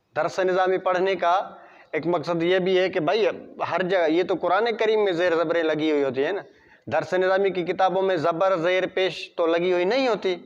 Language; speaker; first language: Urdu; non-native, local second language; Sindhi